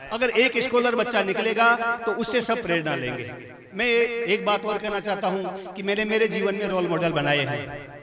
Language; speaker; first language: Hindi; native; Hindi